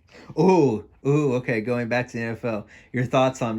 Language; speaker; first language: English; native; English